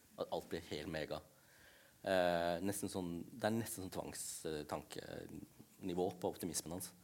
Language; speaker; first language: Norwegian; early bilingual, other home language; Tamil